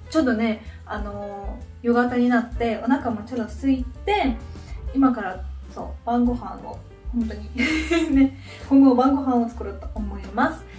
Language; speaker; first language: Japanese; non-native, fluent; Russian